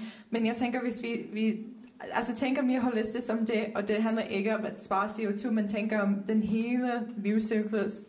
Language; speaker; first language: Danish; non-native, fluent; Dutch